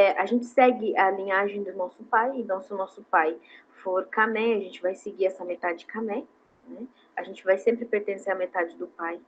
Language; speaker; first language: Portuguese; non-native, local second language; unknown